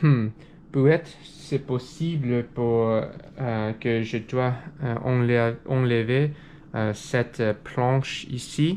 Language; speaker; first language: French; non-native, learner; English